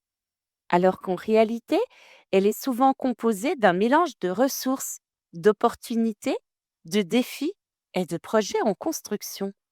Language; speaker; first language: French; native; French